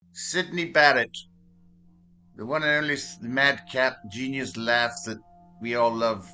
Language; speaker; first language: English; native; English